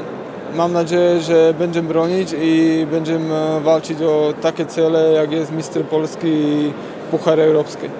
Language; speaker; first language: Polish; non-native, learner; Slovak